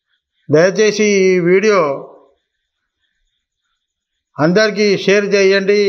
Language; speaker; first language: Telugu; native; Telugu